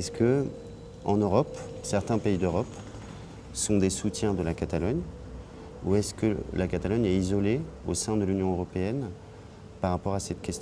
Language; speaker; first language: French; native; French